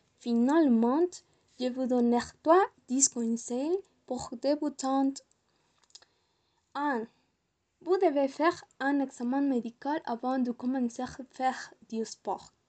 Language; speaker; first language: French; non-native, learner; Spanish